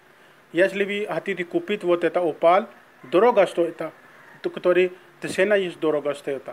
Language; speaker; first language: Russian; non-native, learner; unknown